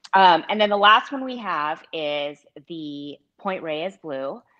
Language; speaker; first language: English; native; English